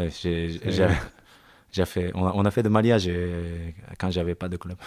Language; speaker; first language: French; non-native, learner; Japanese